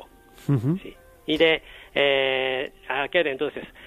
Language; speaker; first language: Spanish; non-native, learner; Japanese